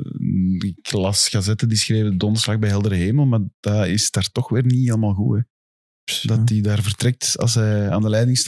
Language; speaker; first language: Dutch; native; Dutch